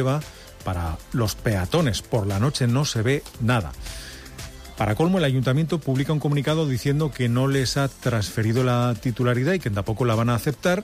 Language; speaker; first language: Spanish; native; Spanish